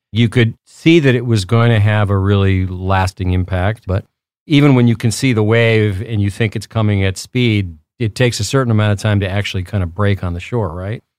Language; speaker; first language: English; early bilingual, other home language; Spanish